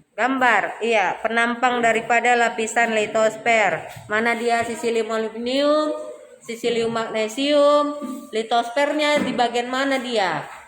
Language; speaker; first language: Indonesian; native; Indonesian